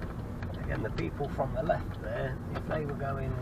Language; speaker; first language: English; native; English